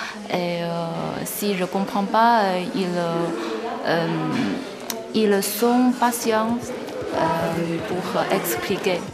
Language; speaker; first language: French; non-native, learner; Chinese